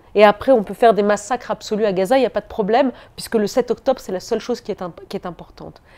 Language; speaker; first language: French; native; French